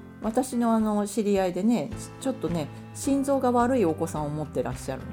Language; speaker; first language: Japanese; native; Japanese